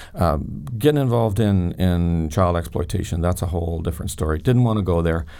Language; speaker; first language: English; native; English